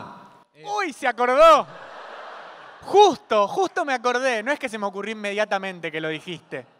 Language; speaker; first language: Spanish; native; Spanish